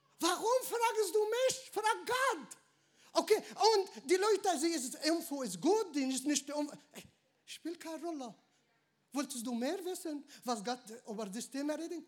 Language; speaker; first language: German; non-native, learner; Arabic